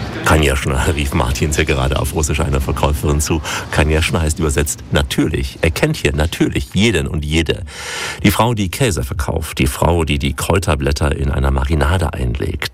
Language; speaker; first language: German; native; German